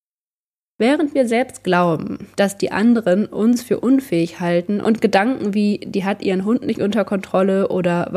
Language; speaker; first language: German; native; German